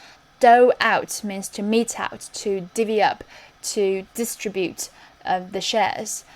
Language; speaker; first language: English; non-native, fluent; Chinese